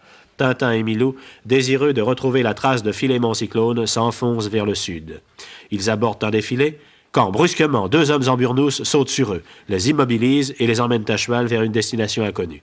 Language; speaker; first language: French; native; French